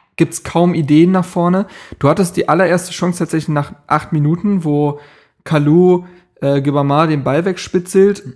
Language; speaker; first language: German; native; German